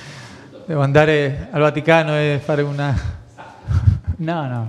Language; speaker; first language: Italian; non-native, fluent; Spanish